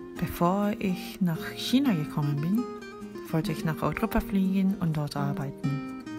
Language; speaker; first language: German; non-native, learner; Korean